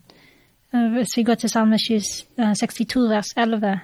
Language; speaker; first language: Norwegian; non-native, fluent; English